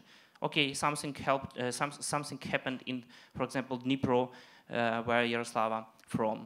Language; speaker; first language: English; non-native, learner; Ukrainian